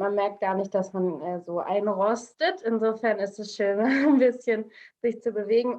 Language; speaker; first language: German; native; German